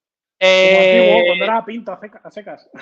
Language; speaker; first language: Spanish; native; Spanish